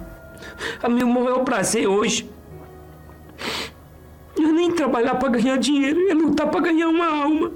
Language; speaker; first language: Portuguese; native; Portuguese